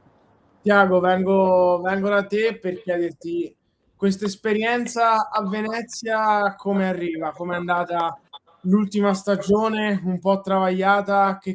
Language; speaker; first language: Italian; native; Italian